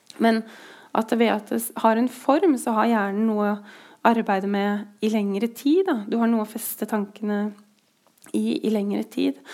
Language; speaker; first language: Norwegian; native; Norwegian